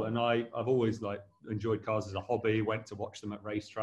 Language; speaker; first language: English; native; English